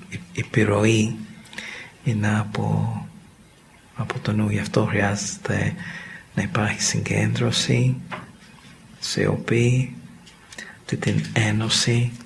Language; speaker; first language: Greek; non-native, learner; English